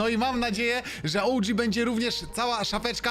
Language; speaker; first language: Polish; native; Polish